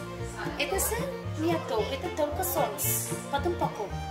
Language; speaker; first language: Russian; non-native, learner; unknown